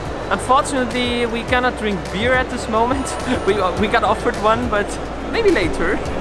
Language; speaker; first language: English; non-native, fluent; German